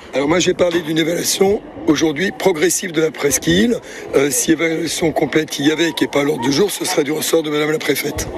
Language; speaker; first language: French; native; French